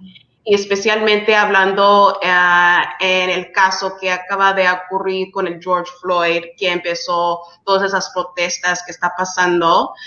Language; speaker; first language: Spanish; early bilingual, heritage; English